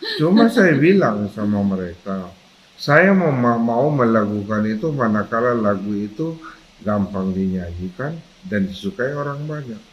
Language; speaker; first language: Indonesian; non-native, local second language; Batak Toba